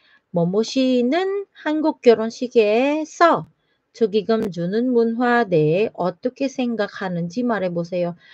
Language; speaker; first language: Korean; non-native, fluent; Filipino